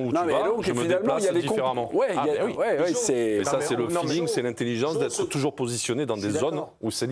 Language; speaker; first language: French; native; French